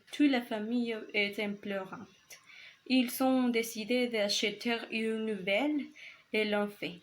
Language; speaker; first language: French; non-native, learner; Spanish